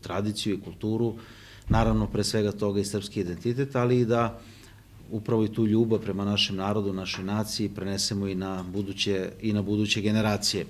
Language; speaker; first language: Bosnian; native; Bosnian